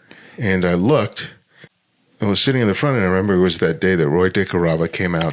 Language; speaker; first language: English; native; English